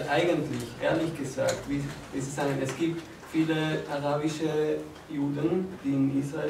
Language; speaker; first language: German; non-native, fluent; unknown